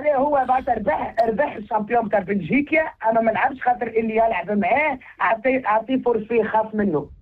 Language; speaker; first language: Arabic; early bilingual, heritage; Arabic